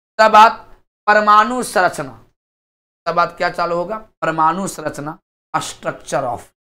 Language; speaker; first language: Hindi; native; Hindi